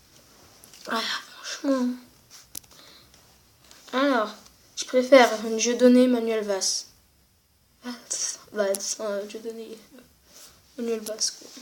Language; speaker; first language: French; native; French